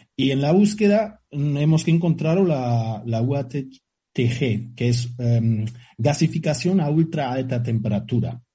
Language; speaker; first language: Spanish; non-native, fluent; German